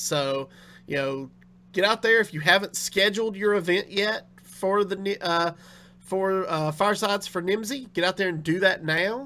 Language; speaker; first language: English; native; English